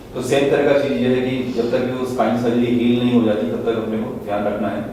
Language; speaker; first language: Hindi; non-native, local second language; Marathi